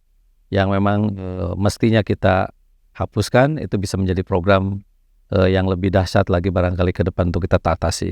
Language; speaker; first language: Indonesian; native; Indonesian